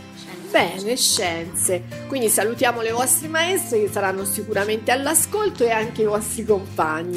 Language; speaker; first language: Italian; native; Italian